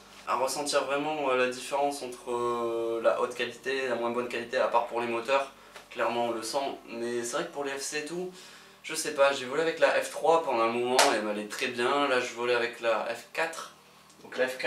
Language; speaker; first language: French; native; French